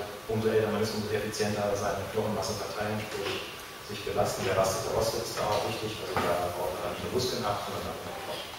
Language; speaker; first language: German; native; German